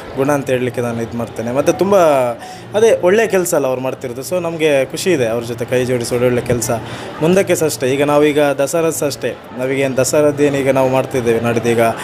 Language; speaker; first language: Kannada; non-native, local second language; Tulu